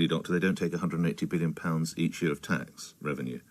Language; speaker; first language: English; native; English